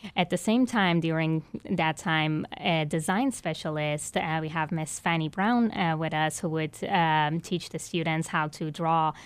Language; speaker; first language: English; non-native, fluent; Persian